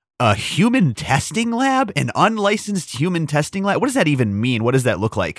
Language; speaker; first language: English; native; English